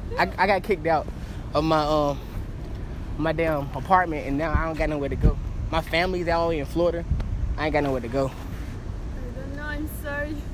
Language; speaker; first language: English; native; English